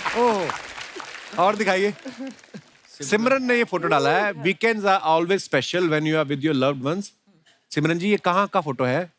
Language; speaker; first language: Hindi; non-native, local second language; Punjabi